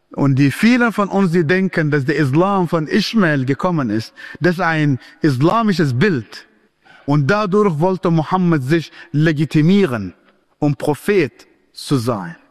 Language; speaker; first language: German; non-native, fluent; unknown